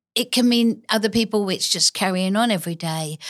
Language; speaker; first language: English; native; English